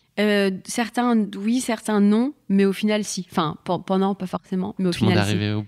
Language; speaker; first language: French; native; French